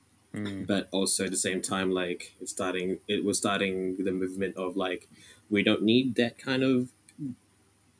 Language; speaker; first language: English; non-native, local second language; Filipino